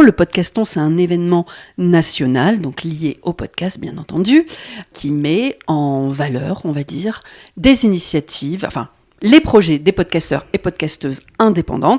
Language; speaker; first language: French; native; French